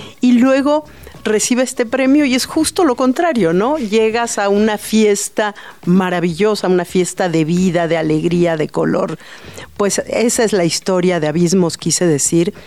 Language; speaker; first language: Spanish; native; Spanish